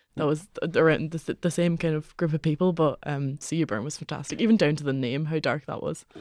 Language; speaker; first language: English; native; English